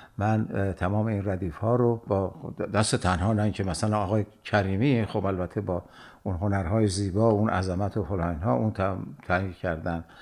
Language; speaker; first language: Persian; native; Persian